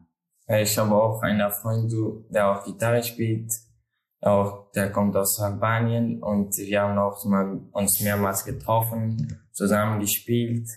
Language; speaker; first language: German; non-native, learner; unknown